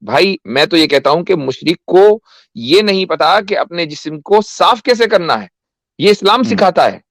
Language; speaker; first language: Hindi; native; Hindi